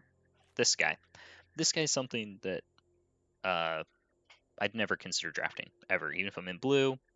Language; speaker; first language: English; native; English